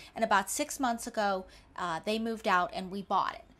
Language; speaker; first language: English; native; English